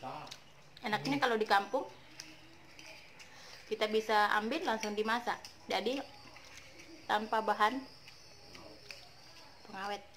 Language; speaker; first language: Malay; non-native, local second language; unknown